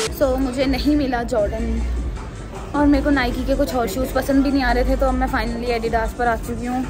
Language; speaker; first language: Hindi; native; Hindi